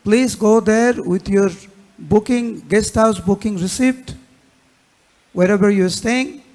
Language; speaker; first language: English; non-native, local second language; Bangla